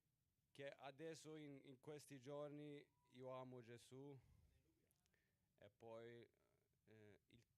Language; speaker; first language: Italian; non-native, learner; Swedish